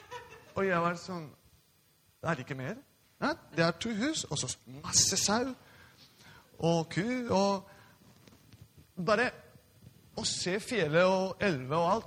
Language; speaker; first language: Norwegian; non-native, fluent; Spanish